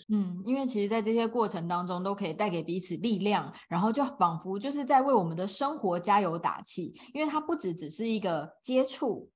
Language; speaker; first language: Chinese; native; Chinese